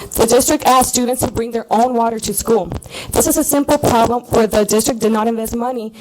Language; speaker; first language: English; early bilingual, other home language; Spanish